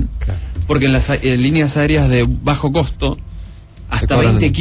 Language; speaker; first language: Spanish; native; Spanish